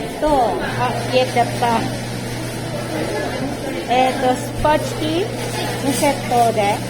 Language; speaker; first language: Japanese; non-native, fluent; Filipino